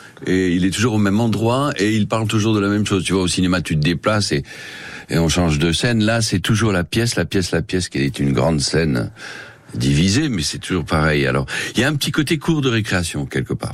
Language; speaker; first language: French; non-native, local second language; Spanish